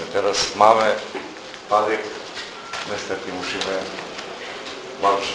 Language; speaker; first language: Polish; non-native, learner; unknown